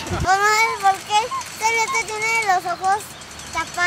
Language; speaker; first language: Spanish; native; Spanish